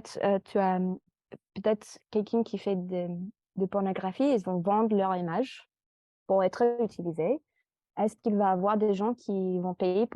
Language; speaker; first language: French; non-native, fluent; English